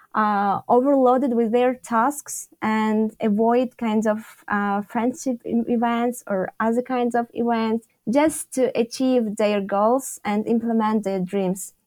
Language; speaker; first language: English; non-native, fluent; Tajik